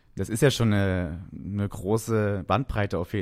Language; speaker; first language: German; native; German